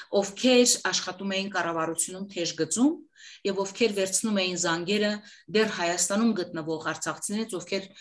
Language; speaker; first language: Armenian; native; Armenian